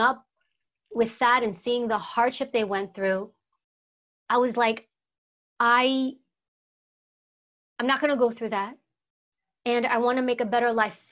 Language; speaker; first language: English; early bilingual, other home language; Greek